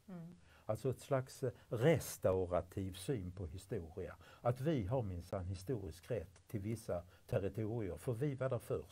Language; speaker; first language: Swedish; native; Swedish